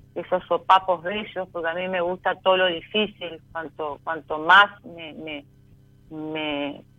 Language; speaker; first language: Spanish; native; Spanish